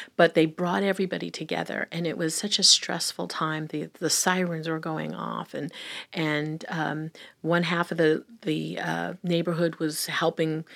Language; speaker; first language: English; early bilingual, other home language; Filipino